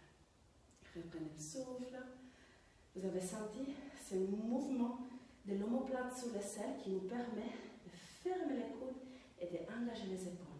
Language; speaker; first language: French; non-native, fluent; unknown